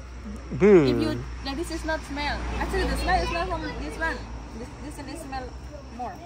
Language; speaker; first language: English; non-native, learner; Indonesian